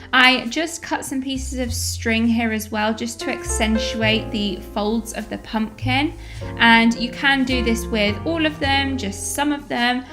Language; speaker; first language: English; native; English